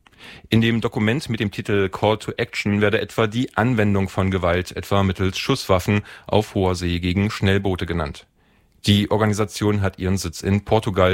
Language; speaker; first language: German; native; German